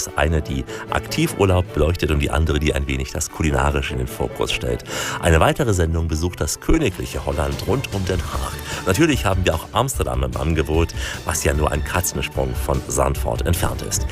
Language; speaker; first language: German; native; German